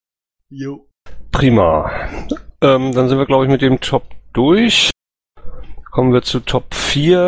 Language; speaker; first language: German; native; German